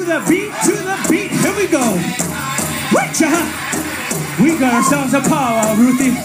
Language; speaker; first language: English; native; English